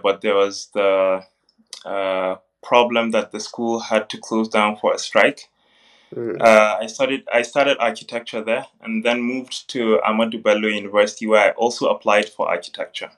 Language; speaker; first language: English; non-native, local second language; Hausa